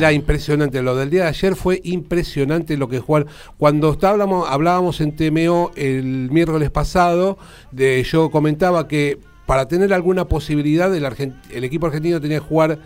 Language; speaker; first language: Spanish; native; Spanish